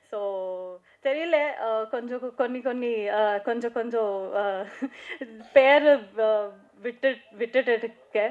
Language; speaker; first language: Tamil; non-native, learner; Kannada